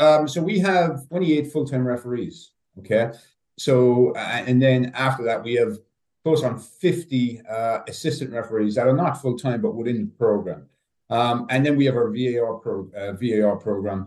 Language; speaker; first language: English; native; English